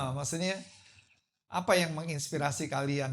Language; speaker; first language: Indonesian; native; Indonesian